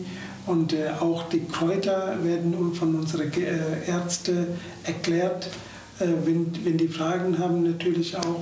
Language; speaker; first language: German; non-native, fluent; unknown